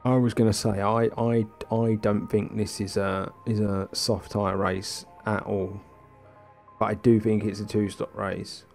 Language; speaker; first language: English; native; English